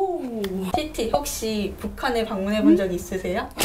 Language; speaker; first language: Korean; native; Korean